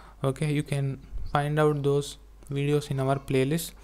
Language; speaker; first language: English; non-native, local second language; Telugu